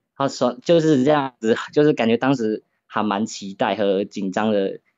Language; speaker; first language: Chinese; native; Chinese